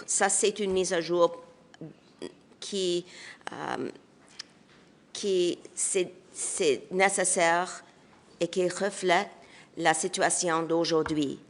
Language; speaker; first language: French; non-native, local second language; English